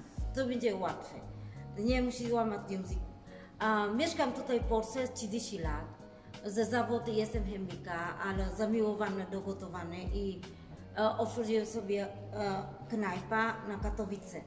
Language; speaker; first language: Polish; non-native, learner; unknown